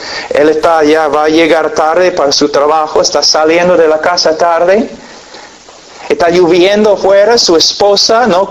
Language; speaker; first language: Spanish; non-native, fluent; English